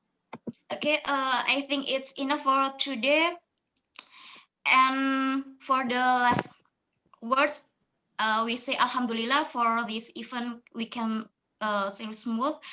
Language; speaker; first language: English; non-native, learner; Indonesian